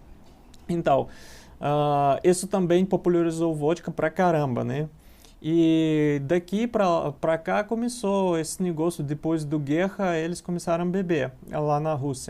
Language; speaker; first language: Portuguese; non-native, learner; Russian